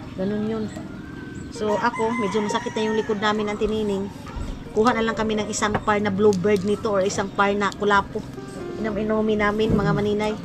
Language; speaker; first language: Filipino; non-native, local second language; Cebuano